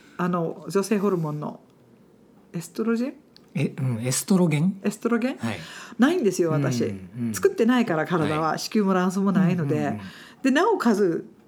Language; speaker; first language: Japanese; non-native, fluent; English